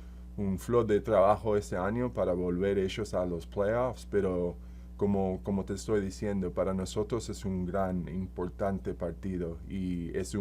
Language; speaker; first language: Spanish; early bilingual, heritage; Spanish